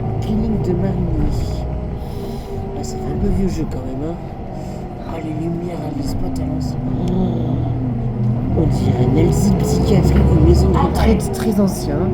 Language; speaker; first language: French; native; French